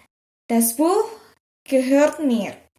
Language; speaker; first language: German; non-native, fluent; Indonesian